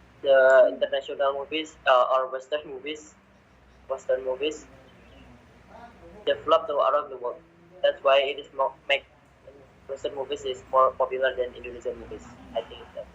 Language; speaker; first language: English; non-native, learner; Indonesian